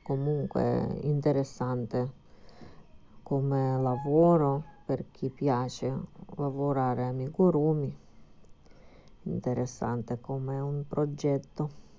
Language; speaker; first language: Italian; non-native, fluent; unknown